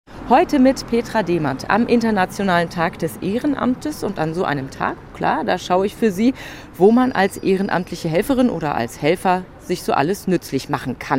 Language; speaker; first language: German; native; German